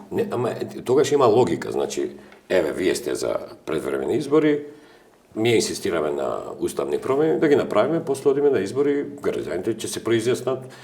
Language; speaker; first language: Macedonian; non-native, local second language; Albanian